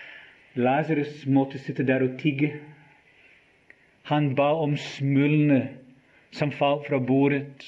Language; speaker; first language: Norwegian; non-native, fluent; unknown